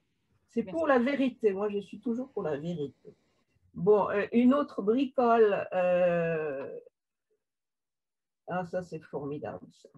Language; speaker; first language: French; native; French